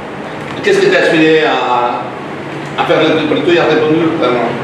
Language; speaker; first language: French; non-native, learner; Spanish